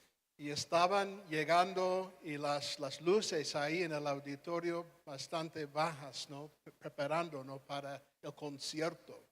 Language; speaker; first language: Spanish; non-native, fluent; English